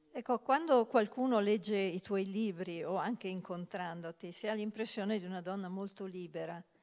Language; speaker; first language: Italian; native; Italian